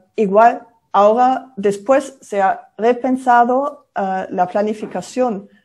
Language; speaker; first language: Spanish; non-native, fluent; German